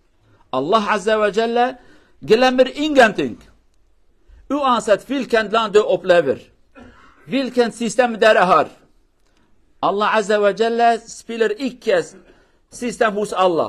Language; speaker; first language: Norwegian; non-native, learner; Kurdish